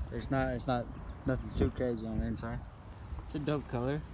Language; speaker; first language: English; native; English